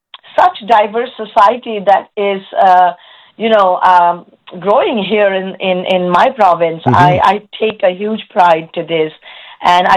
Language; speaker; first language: English; non-native, local second language; Bangla